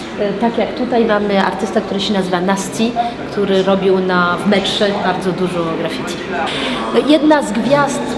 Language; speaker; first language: Polish; early bilingual, heritage; French